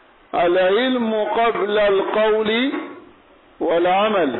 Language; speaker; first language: Arabic; non-native, fluent; Bambara